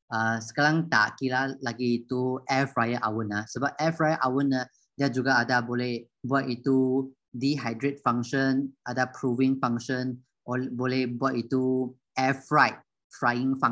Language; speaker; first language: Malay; non-native, local second language; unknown